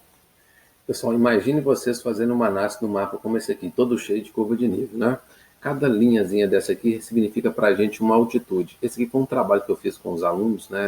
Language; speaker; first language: Portuguese; native; Portuguese